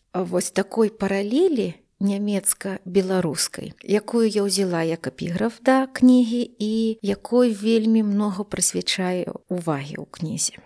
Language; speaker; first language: Belarusian; native; Belarusian